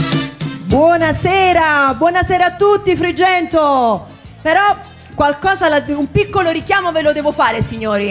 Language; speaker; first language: Italian; native; Italian